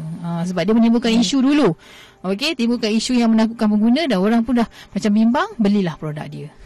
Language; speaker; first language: Malay; native; Malay